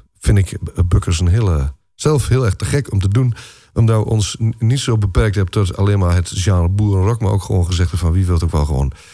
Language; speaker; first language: Dutch; native; Dutch